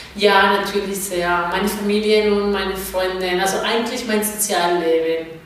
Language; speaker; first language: German; non-native, fluent; Spanish